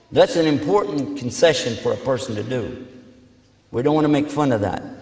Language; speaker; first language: English; native; English